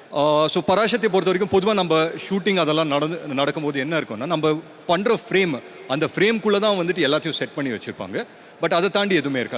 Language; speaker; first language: Tamil; native; Tamil